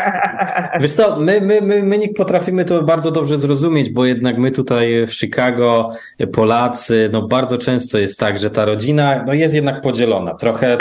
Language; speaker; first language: Polish; native; Polish